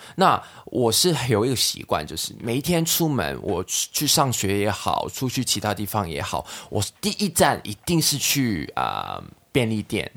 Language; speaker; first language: Chinese; non-native, local second language; Cantonese